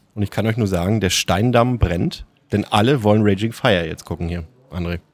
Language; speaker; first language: German; native; German